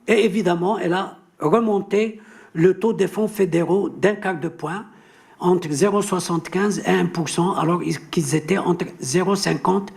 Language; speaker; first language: French; non-native, local second language; Arabic